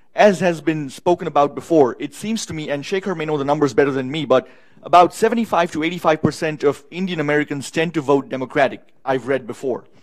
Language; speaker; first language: English; native; English